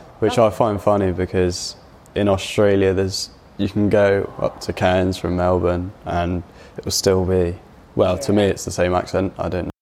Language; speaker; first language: English; native; English